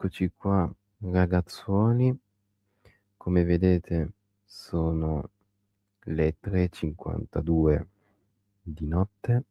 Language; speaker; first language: Italian; native; Italian